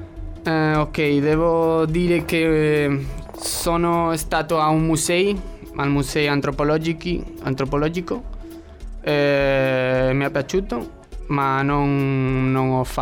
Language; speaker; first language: Italian; non-native, learner; Spanish